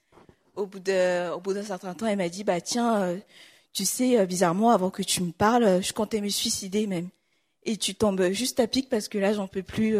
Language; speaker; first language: French; native; French